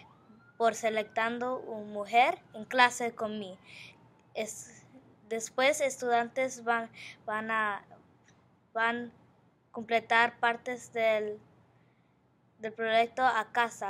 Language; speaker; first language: Spanish; non-native, learner; English